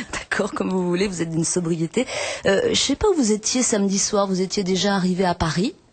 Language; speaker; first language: French; native; French